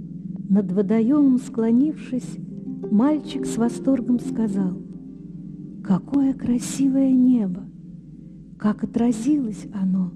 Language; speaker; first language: Russian; native; Russian